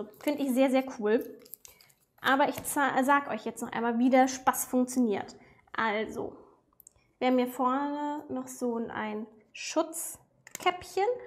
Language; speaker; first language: German; native; German